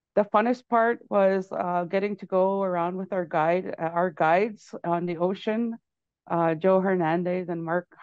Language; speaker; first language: English; native; English